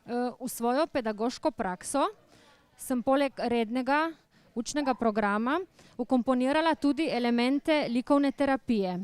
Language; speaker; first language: Slovenian; native; Slovenian